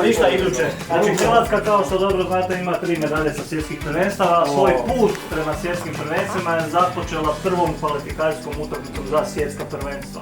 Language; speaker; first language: Croatian; native; Croatian